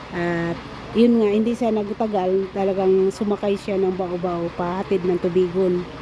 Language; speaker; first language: Filipino; non-native, local second language; Cebuano